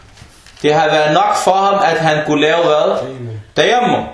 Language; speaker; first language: Danish; non-native, fluent; Arabic